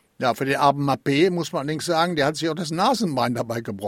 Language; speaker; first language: German; native; German